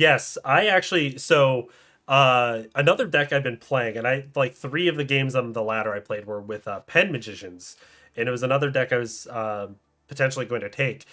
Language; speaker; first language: English; native; English